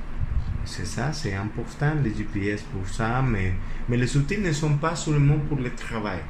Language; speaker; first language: French; non-native, learner; Spanish